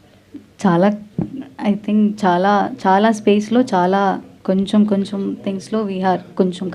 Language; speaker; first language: Telugu; non-native, learner; Malayalam